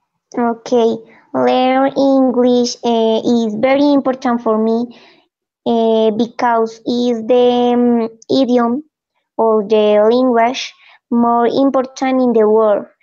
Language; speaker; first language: English; non-native, learner; Spanish